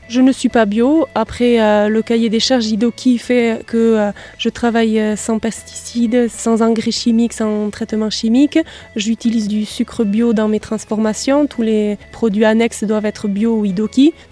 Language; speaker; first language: French; native; French